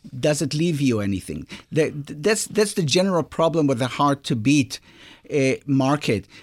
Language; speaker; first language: English; non-native, fluent; Hebrew